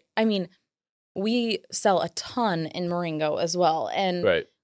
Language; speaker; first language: English; native; English